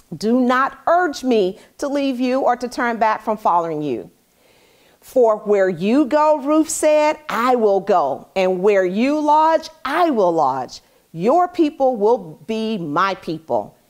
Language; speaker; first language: English; native; English